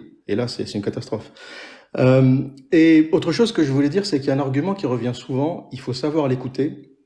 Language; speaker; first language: French; native; French